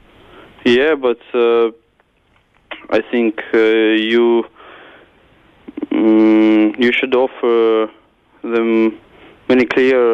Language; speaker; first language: English; non-native, learner; Russian